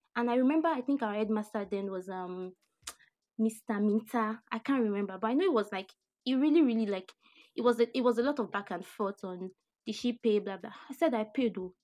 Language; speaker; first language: English; non-native, local second language; Yoruba